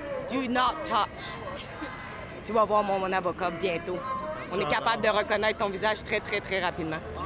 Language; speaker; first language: French; native; French